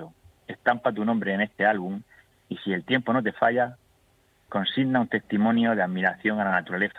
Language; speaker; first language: Spanish; native; Spanish